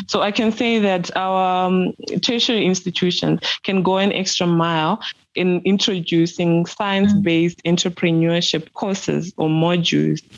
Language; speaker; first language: English; non-native, local second language; Shona